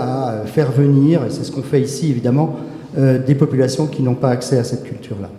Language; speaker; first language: French; native; French